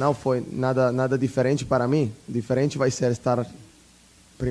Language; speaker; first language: Portuguese; non-native, fluent; Italian